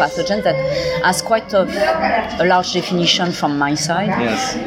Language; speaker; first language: English; non-native, fluent; French